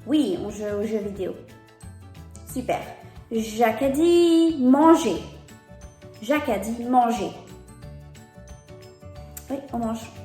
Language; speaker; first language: French; non-native, fluent; English